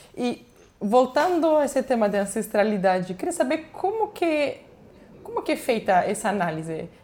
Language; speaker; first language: Portuguese; non-native, fluent; Spanish